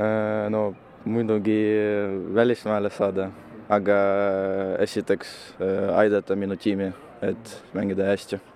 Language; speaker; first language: Estonian; non-native, local second language; Russian